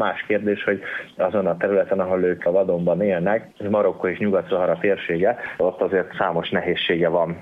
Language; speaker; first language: Hungarian; native; Hungarian